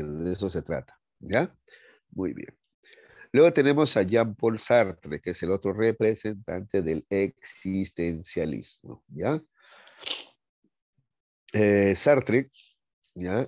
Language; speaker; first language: Spanish; native; Spanish